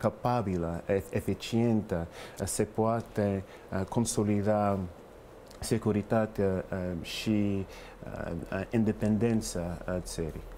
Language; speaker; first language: Romanian; non-native, fluent; English